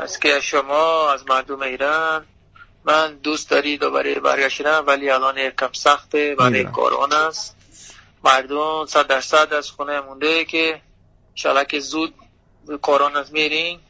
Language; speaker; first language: Persian; non-native, learner; Portuguese